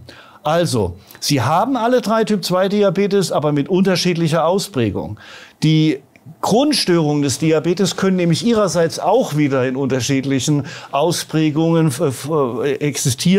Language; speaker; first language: German; native; German